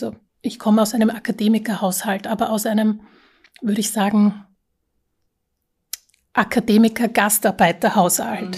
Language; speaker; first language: German; early bilingual, other home language; Slovak